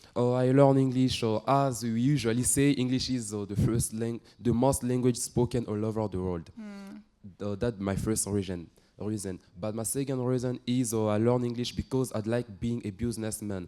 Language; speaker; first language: English; non-native, learner; French